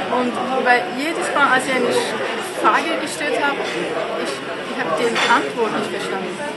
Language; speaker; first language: German; non-native, fluent; Japanese